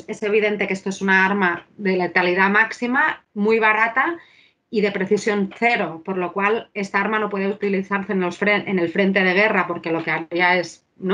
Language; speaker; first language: Spanish; native; Spanish